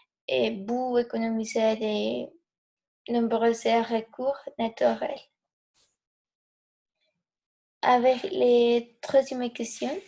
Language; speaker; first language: French; non-native, learner; Spanish